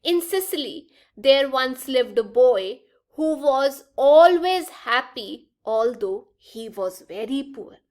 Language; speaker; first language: English; non-native, local second language; Punjabi